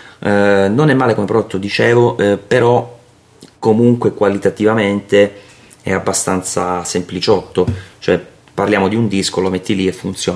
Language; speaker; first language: Italian; native; Italian